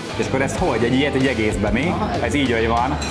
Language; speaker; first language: Hungarian; native; Hungarian